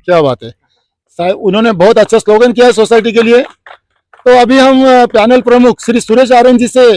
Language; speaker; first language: Hindi; non-native, local second language; Marathi